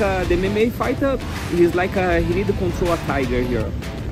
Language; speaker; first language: English; non-native, fluent; Portuguese